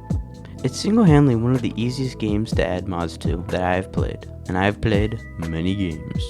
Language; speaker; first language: English; native; English